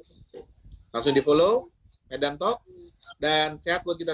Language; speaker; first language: Indonesian; native; Indonesian